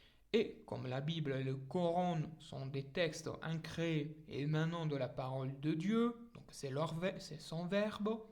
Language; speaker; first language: French; native; French